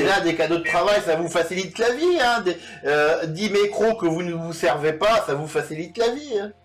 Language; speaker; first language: French; native; French